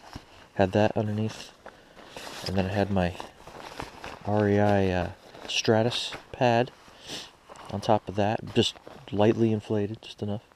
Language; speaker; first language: English; native; English